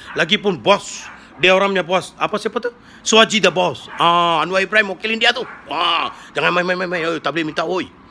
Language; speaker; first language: Malay; non-native, local second language; Tamil